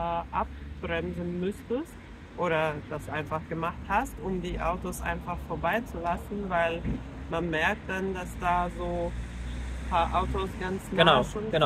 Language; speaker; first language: German; non-native, fluent; Finnish